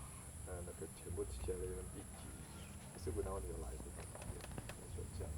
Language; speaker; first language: Chinese; non-native, learner; Indonesian